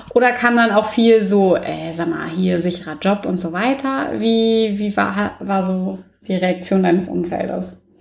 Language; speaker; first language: German; native; German